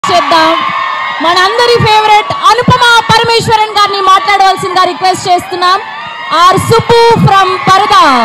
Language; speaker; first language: Telugu; native; Telugu